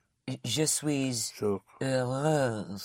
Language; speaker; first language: French; non-native, learner; English